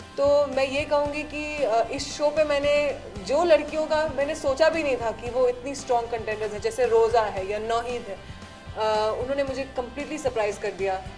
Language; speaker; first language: Hindi; native; Hindi